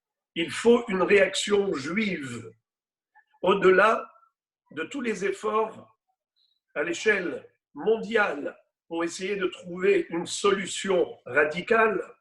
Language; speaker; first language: French; native; French